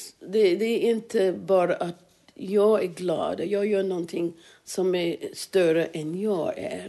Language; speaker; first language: Swedish; non-native, fluent; English